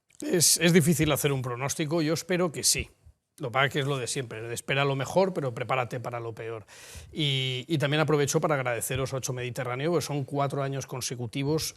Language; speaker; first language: Spanish; native; Spanish